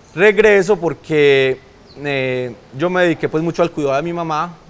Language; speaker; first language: Spanish; native; Spanish